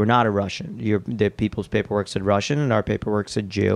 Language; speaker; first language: English; early bilingual, other home language; Russian